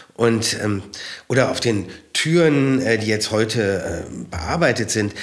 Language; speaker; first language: German; native; German